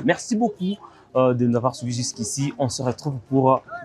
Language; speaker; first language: French; non-native, local second language; Swahili